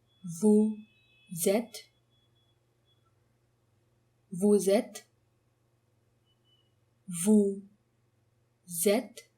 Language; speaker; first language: French; non-native, fluent; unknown